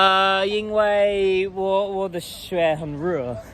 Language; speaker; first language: Chinese; non-native, learner; English